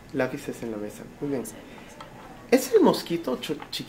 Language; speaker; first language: Spanish; non-native, fluent; English